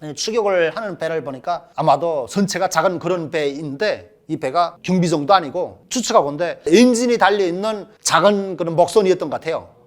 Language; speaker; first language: Korean; native; Korean